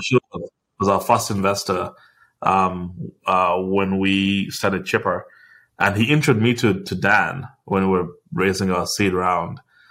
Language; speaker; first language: English; non-native, local second language; Ganda